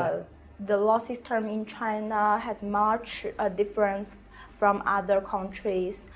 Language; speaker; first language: English; non-native, learner; Chinese